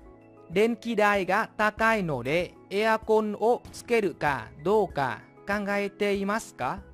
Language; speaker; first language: Japanese; non-native, fluent; Vietnamese